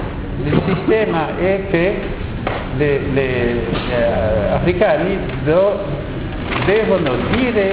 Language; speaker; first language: Italian; non-native, learner; French